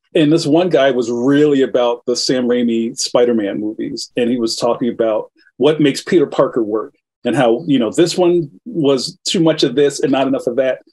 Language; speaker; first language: English; native; English